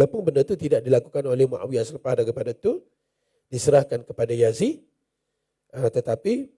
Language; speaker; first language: Malay; native; Malay